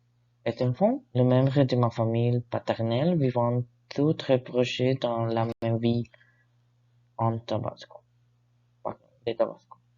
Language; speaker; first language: French; non-native, learner; Spanish